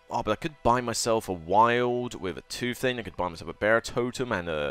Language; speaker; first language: English; native; English